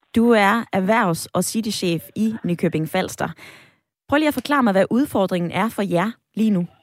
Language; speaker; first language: Danish; native; Danish